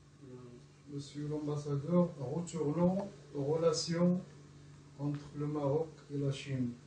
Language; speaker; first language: French; non-native, local second language; Arabic